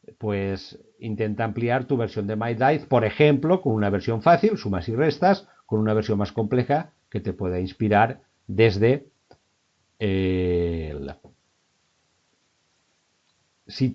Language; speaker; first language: Spanish; native; Spanish